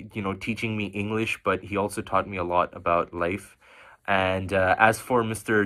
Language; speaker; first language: English; non-native, local second language; Bangla